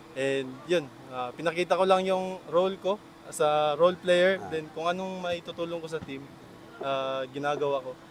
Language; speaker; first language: Filipino; non-native, local second language; Cebuano